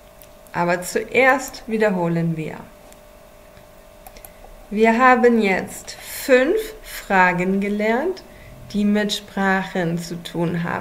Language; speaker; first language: German; non-native, fluent; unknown